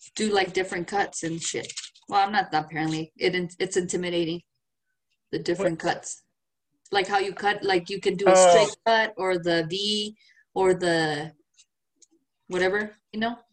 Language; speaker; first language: English; non-native, fluent; Spanish